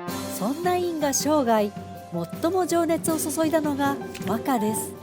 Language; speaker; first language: Japanese; native; Japanese